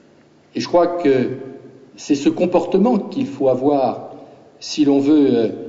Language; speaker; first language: French; native; French